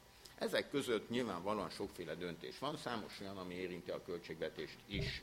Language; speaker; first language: Hungarian; native; Hungarian